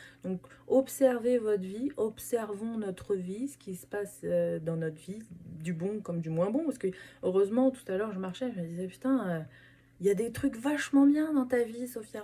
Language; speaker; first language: French; native; French